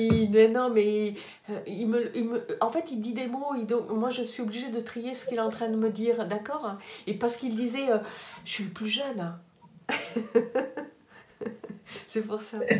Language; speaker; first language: French; native; French